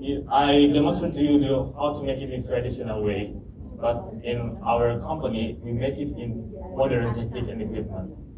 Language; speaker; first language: English; non-native, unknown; Indonesian